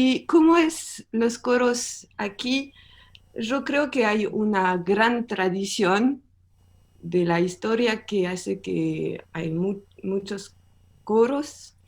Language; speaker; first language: Spanish; non-native, learner; French